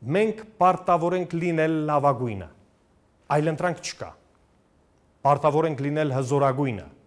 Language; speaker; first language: Armenian; native; Armenian